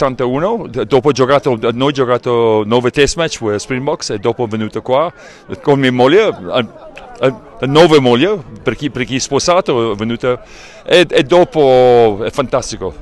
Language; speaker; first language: Italian; non-native, learner; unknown